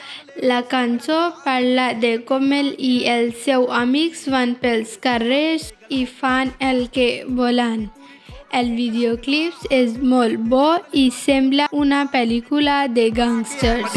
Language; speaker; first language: Catalan; non-native, learner; Punjabi